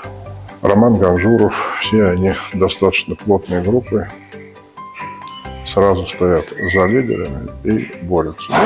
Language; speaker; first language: Russian; native; Russian